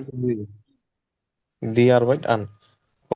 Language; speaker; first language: German; non-native, learner; Bangla